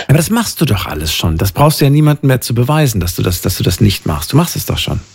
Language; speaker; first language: German; native; German